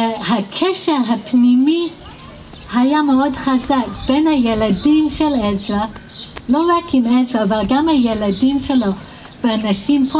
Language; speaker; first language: Hebrew; non-native, fluent; English